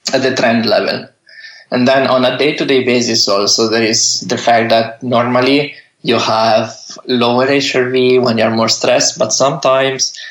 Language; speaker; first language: English; non-native, fluent; Italian